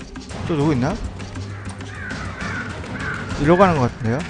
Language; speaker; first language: Korean; native; Korean